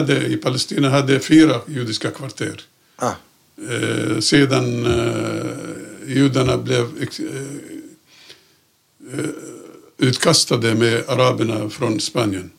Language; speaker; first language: Swedish; non-native, fluent; Arabic